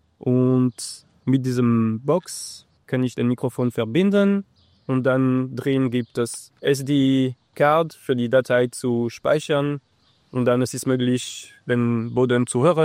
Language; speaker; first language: German; non-native, learner; English